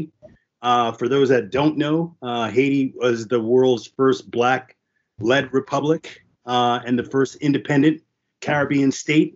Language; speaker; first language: English; early bilingual, other home language; French